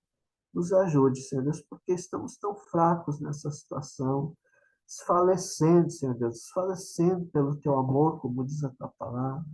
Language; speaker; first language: Portuguese; native; Portuguese